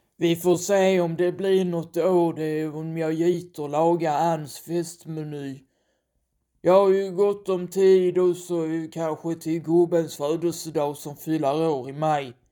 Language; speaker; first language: Swedish; native; Swedish